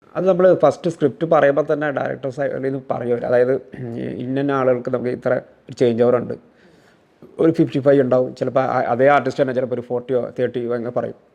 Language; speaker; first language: Malayalam; native; Malayalam